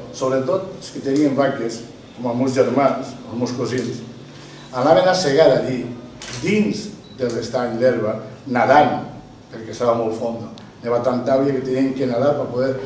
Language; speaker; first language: Catalan; native; Catalan